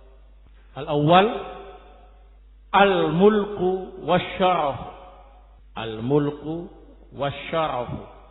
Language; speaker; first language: Arabic; non-native, fluent; Indonesian